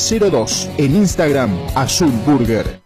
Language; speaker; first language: Spanish; native; Spanish